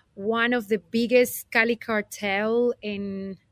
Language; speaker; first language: English; non-native, fluent; Spanish